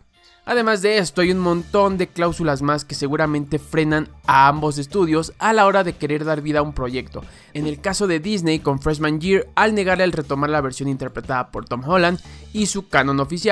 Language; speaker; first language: Spanish; native; Spanish